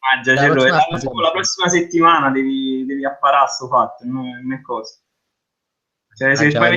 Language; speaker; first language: Italian; native; Italian